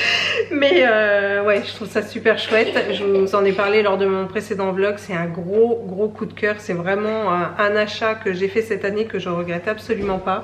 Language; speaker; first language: French; native; French